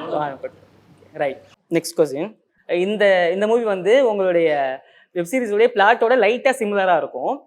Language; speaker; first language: Tamil; native; Tamil